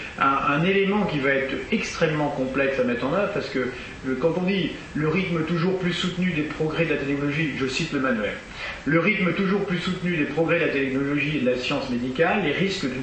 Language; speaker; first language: French; native; French